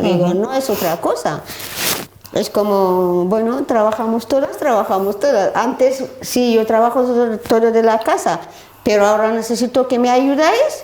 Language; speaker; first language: Spanish; non-native, learner; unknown